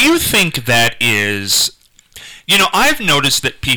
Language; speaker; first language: English; native; English